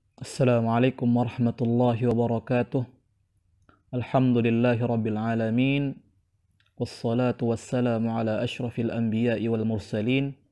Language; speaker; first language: Arabic; non-native, fluent; Indonesian